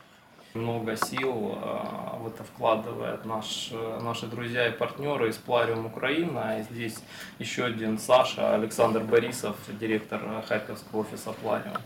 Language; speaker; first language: Russian; native; Russian